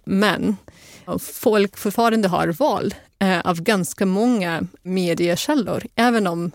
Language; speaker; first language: Swedish; non-native, fluent; Russian